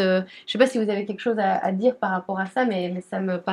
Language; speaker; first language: French; native; French